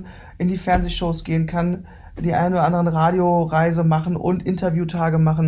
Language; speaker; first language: German; native; German